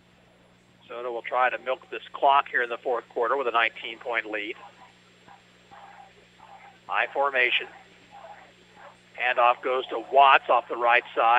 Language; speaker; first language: English; native; English